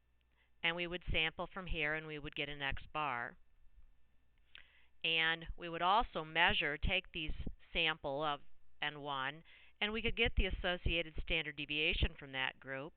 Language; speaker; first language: English; native; English